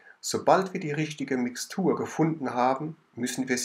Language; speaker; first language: German; native; German